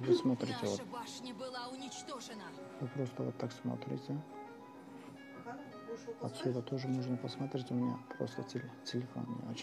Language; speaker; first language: Russian; non-native, local second language; Uzbek